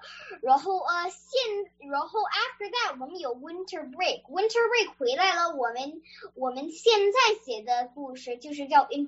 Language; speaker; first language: Chinese; early bilingual, other home language; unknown